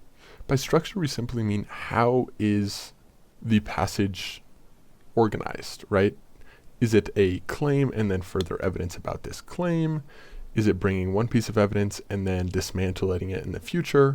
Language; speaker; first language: English; native; English